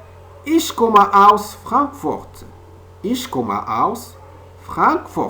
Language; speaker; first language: German; non-native, fluent; French